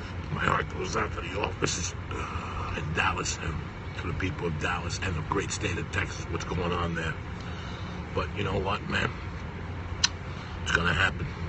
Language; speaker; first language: English; early bilingual, other home language; Spanish